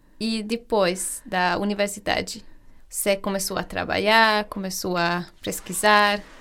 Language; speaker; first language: Portuguese; non-native, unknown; Hungarian